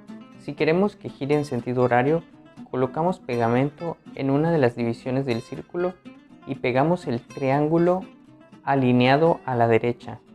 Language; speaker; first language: Spanish; native; Spanish